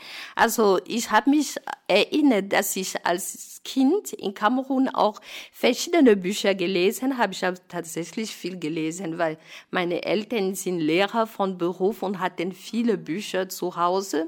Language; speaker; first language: German; non-native, fluent; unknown